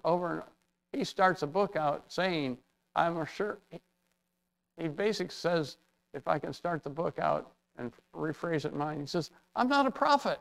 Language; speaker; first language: English; native; English